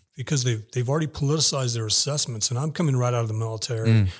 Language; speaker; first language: English; native; English